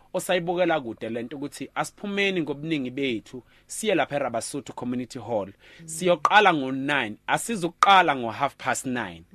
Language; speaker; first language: Zulu; native; Zulu